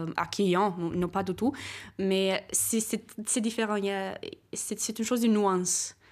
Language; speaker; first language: French; non-native, fluent; Romanian